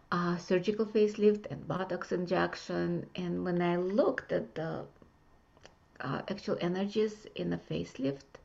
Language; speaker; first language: English; non-native, fluent; Russian